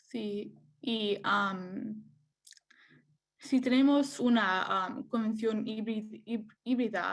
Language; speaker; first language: Spanish; non-native, learner; English